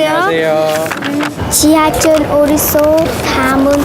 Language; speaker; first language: Korean; non-native, learner; Vietnamese